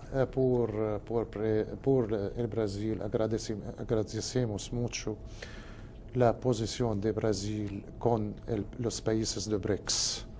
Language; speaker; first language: Spanish; non-native, fluent; Arabic